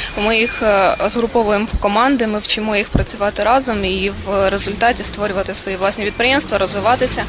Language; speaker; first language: Ukrainian; native; Ukrainian